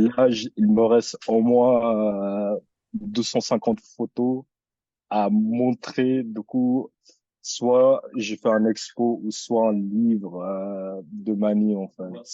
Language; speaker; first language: French; early bilingual, other home language; Filipino